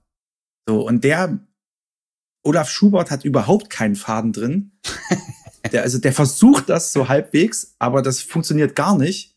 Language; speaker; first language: German; native; German